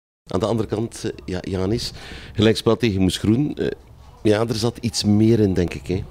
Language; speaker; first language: Dutch; native; Dutch